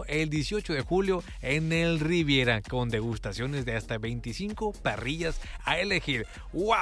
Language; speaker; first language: Spanish; native; Spanish